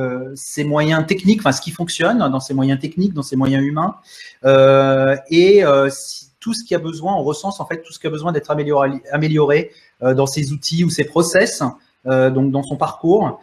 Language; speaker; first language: French; native; French